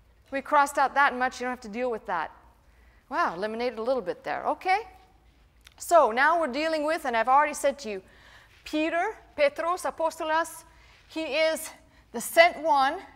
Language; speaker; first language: English; native; English